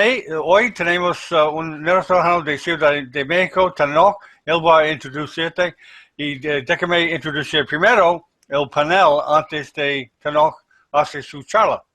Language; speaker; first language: Spanish; non-native, learner; English